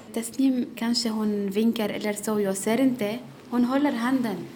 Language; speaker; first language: Swedish; non-native, learner; Arabic